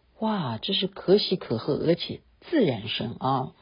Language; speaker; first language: Chinese; native; Chinese